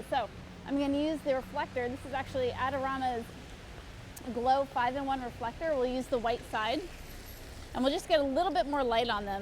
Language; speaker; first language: English; native; English